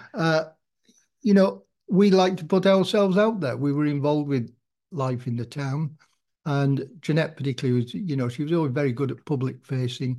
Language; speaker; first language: English; native; English